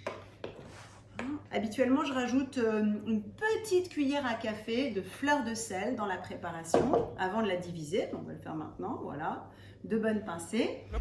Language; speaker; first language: French; native; French